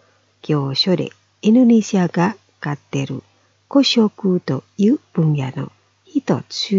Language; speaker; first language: Japanese; non-native, fluent; Indonesian